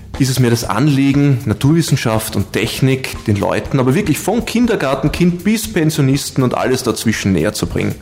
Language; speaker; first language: German; native; German